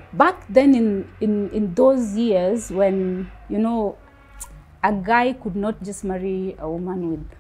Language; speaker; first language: English; non-native, local second language; Luo (Kenya and Tanzania)